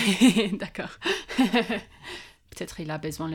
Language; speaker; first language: French; non-native, fluent; English